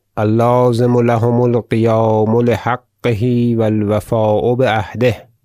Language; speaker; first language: Arabic; non-native, fluent; Persian